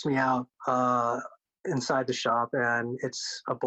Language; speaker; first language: English; early bilingual, other home language; Korean